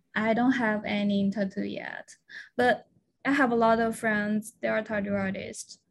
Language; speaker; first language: English; non-native, fluent; Chinese